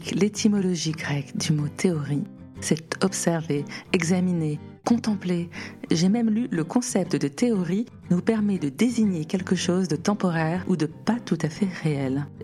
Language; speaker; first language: French; native; French